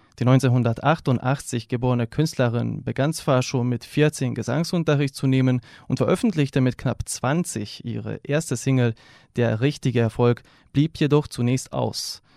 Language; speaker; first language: German; non-native, fluent; Serbian